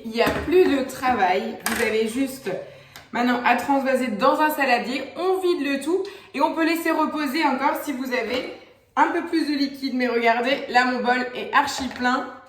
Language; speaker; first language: French; native; French